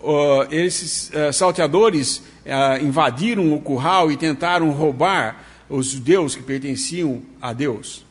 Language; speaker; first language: Portuguese; native; Portuguese